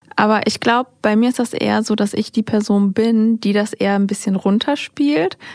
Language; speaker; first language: German; early bilingual, other home language; Turkish